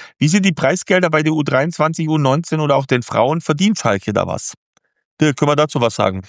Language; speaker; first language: German; native; German